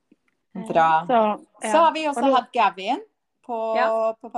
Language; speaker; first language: Norwegian; non-native, fluent; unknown